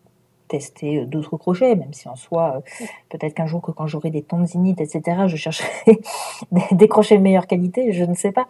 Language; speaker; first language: French; native; French